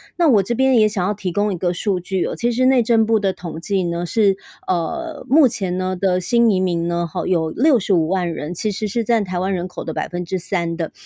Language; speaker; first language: Chinese; native; Chinese